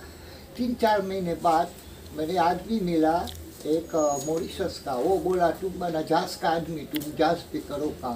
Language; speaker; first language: Hindi; early bilingual, heritage; Hindi